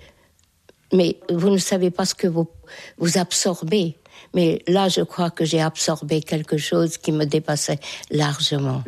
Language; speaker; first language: French; non-native, fluent; Hungarian